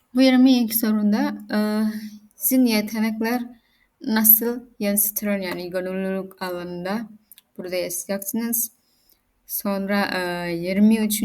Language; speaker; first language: Turkish; non-native, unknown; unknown